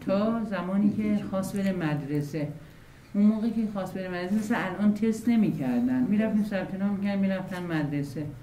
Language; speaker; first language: Persian; early bilingual, other home language; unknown